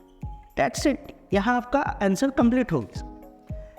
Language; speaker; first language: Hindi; native; Hindi